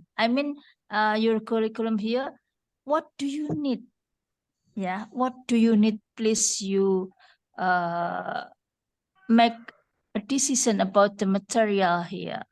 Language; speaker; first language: English; non-native, fluent; Indonesian